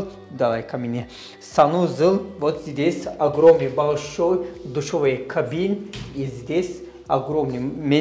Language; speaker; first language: Russian; non-native, learner; Turkish